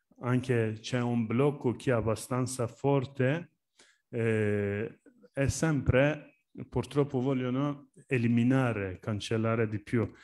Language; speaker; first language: Italian; non-native, learner; Turkish